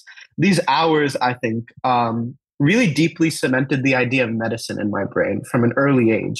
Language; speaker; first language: English; early bilingual, other home language; Telugu